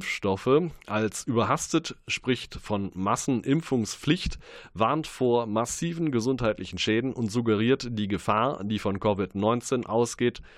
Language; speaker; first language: German; native; German